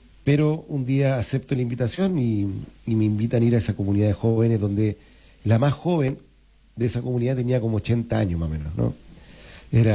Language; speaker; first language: Spanish; native; Spanish